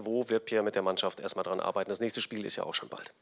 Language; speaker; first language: German; native; German